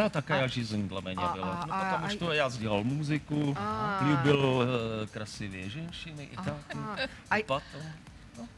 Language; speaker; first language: Russian; non-native, learner; Czech